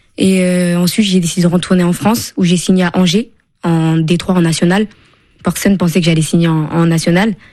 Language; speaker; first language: French; native; French